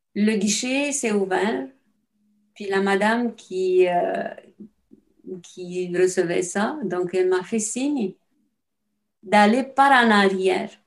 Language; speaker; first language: French; non-native, fluent; Romanian